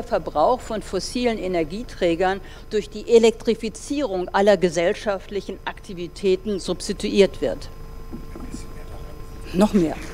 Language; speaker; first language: German; native; German